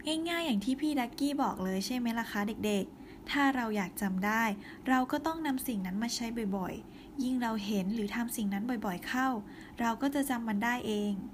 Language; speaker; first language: Thai; native; Thai